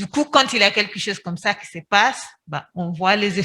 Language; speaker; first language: French; non-native, fluent; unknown